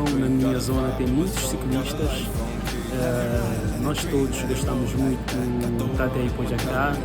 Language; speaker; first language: Portuguese; non-native, local second language; Kabuverdianu